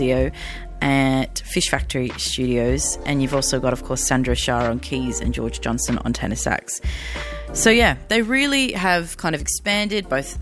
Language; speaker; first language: English; native; English